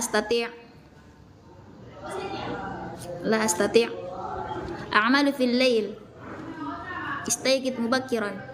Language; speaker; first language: Arabic; non-native, fluent; Indonesian